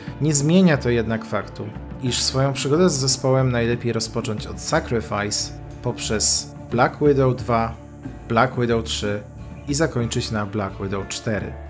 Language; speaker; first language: Polish; native; Polish